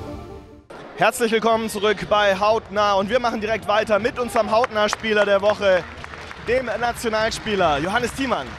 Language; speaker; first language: German; native; German